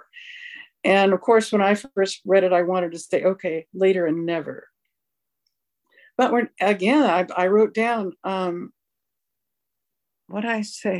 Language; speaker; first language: English; native; English